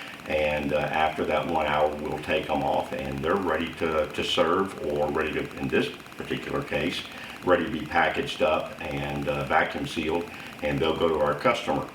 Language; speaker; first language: English; native; English